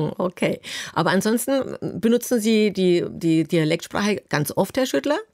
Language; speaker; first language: German; native; German